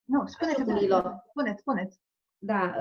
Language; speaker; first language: Romanian; native; Romanian